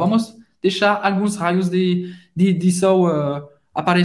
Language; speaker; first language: Portuguese; non-native, fluent; French